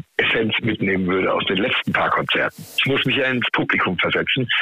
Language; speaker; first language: German; native; German